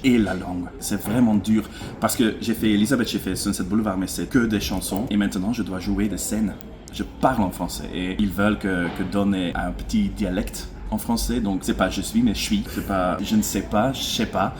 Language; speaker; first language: French; non-native, local second language; Dutch